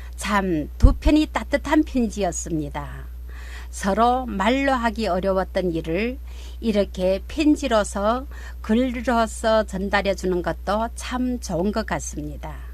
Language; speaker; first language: Korean; native; Korean